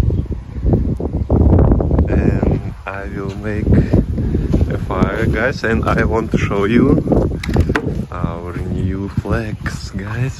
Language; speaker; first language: English; non-native, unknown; Russian